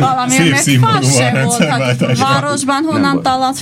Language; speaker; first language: Hungarian; non-native, fluent; Armenian